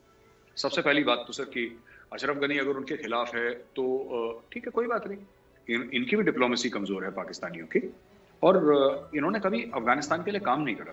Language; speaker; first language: Hindi; native; Hindi